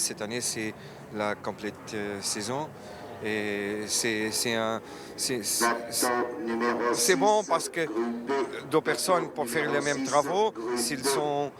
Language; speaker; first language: French; non-native, fluent; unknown